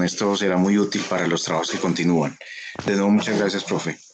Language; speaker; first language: Spanish; native; Spanish